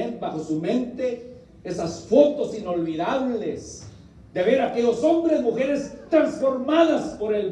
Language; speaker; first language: Spanish; native; Spanish